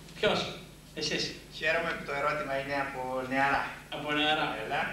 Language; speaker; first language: Greek; native; Greek